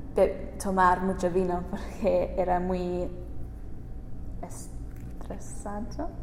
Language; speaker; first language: Spanish; non-native, learner; English